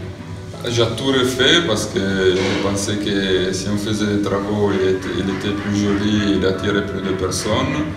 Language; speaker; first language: French; non-native, fluent; Italian